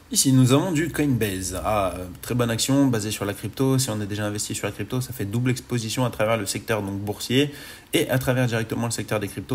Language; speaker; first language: French; native; French